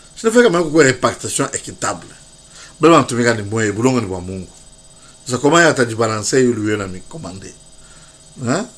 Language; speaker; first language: French; non-native, local second language; Swahili